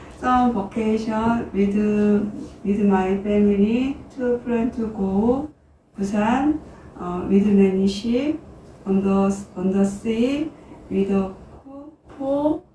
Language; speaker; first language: English; non-native, learner; Korean